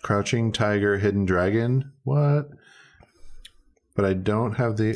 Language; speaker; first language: English; native; English